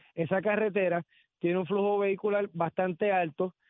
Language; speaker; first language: Spanish; native; Spanish